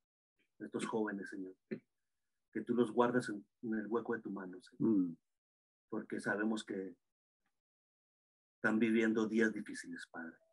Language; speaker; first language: Spanish; native; Spanish